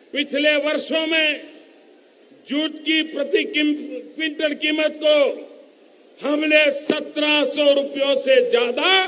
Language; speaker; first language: Hindi; non-native, local second language; Gujarati